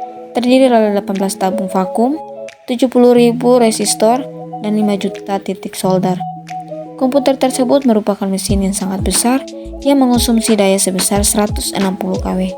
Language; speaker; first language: Indonesian; native; Indonesian